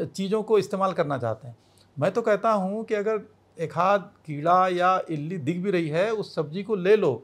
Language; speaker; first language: Hindi; native; Hindi